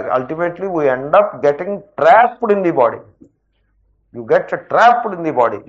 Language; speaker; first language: English; non-native, local second language; Telugu